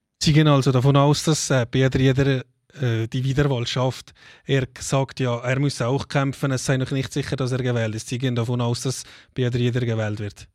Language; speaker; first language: German; native; German